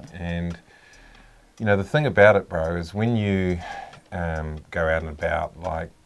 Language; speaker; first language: English; native; English